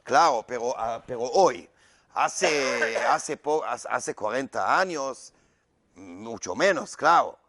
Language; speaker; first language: Spanish; non-native, learner; Hebrew